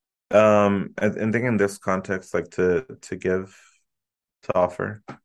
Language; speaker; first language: English; early bilingual, other home language; Spanish